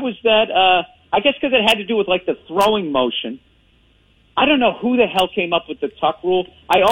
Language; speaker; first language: English; native; English